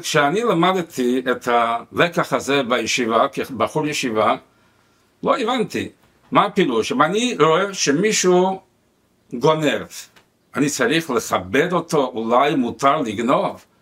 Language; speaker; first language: Hebrew; non-native, fluent; Spanish